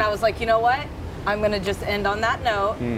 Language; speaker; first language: English; native; English